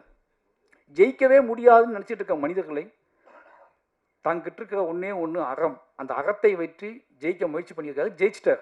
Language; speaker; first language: Tamil; native; Tamil